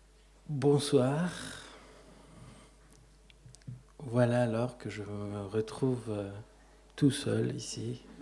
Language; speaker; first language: French; non-native, fluent; Greek